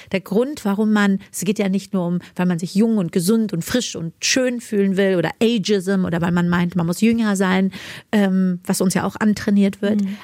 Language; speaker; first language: German; early bilingual, other home language; Persian